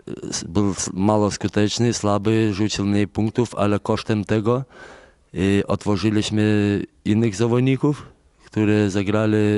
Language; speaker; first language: Polish; non-native, fluent; Lithuanian